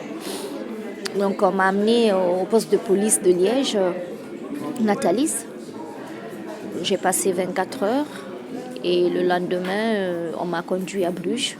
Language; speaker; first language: French; non-native, local second language; Fula